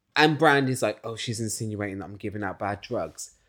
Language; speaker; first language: English; native; English